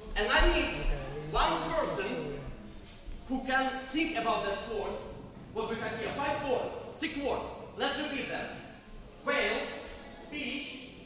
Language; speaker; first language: English; non-native, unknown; Ukrainian